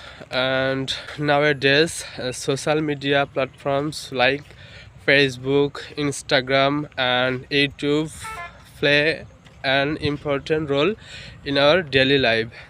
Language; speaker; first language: English; non-native, local second language; Bangla